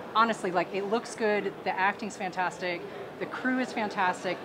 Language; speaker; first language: English; native; English